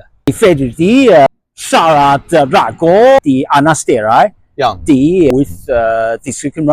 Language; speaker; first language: Welsh; non-native, learner; Cantonese